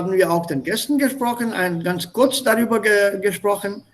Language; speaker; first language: German; non-native, fluent; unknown